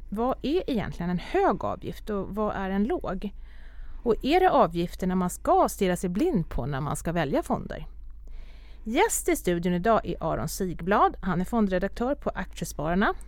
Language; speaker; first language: Swedish; native; Swedish